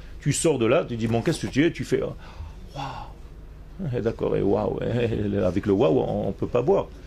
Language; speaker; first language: French; non-native, fluent; Hebrew